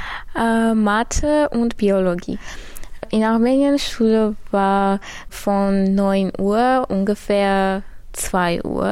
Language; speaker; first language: German; non-native, learner; Armenian